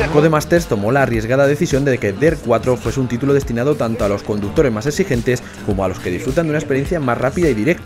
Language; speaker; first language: Spanish; native; Spanish